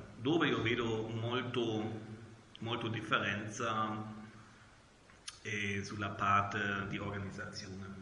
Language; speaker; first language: Italian; non-native, learner; German